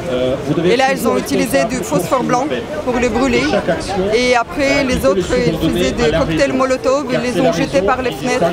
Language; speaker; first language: French; non-native, fluent; Russian